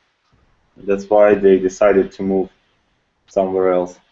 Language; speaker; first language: English; non-native, fluent; Russian